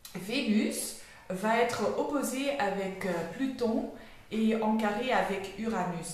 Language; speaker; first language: French; non-native, learner; Dutch